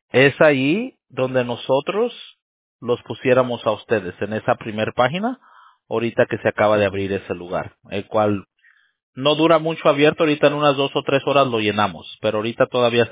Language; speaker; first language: Spanish; native; Spanish